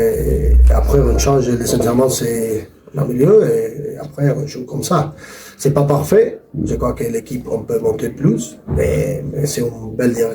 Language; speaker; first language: French; non-native, learner; Spanish